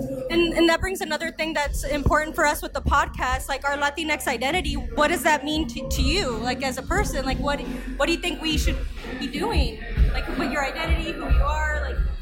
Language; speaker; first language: English; early bilingual, other home language; Spanish